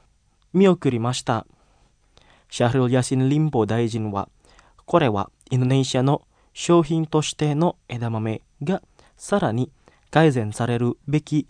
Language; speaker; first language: Japanese; non-native, fluent; Indonesian